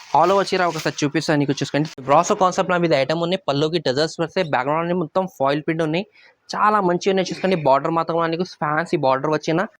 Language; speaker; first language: Telugu; non-native, local second language; Urdu